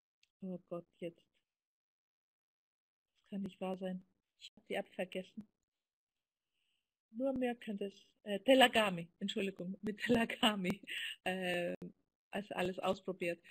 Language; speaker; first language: German; non-native, fluent; Greek